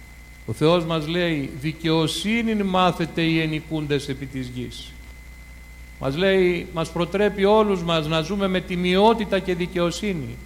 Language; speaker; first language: Greek; native; Greek